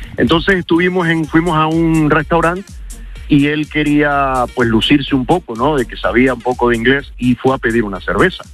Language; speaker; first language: Spanish; early bilingual, heritage; Spanish